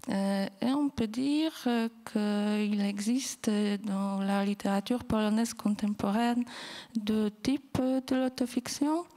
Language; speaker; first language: French; non-native, fluent; Polish